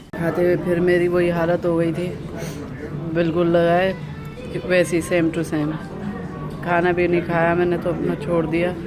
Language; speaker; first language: Urdu; native; Urdu